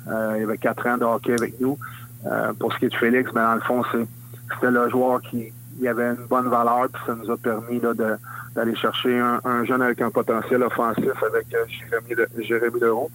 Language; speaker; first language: French; native; French